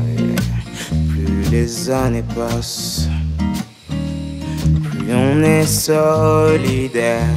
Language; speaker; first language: French; early bilingual, other home language; Fula